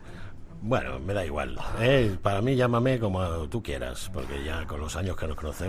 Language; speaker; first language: Spanish; native; Spanish